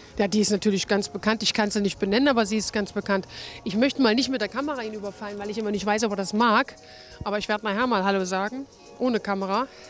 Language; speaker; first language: German; native; German